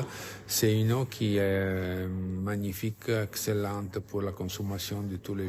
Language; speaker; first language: French; non-native, fluent; Italian